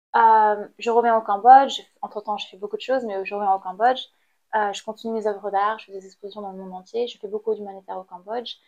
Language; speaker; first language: French; non-native, fluent; Khmer